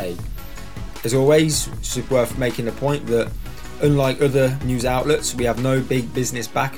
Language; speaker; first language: English; native; English